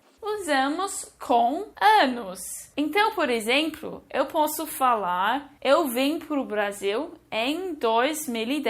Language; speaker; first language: Portuguese; non-native, fluent; English